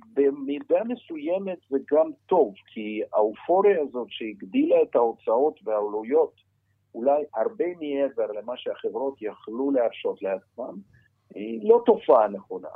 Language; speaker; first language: Hebrew; non-native, fluent; Russian